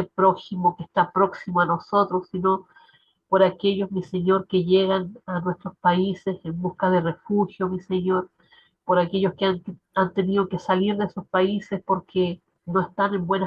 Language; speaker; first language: Spanish; native; Spanish